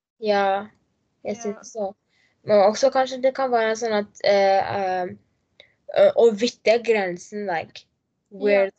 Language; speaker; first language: Norwegian; non-native, learner; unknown